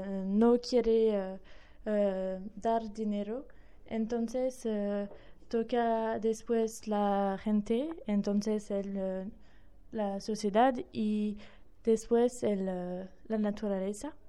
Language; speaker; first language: Spanish; non-native, learner; French